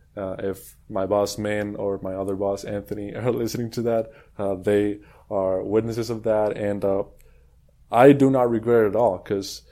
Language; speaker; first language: English; non-native, fluent; Spanish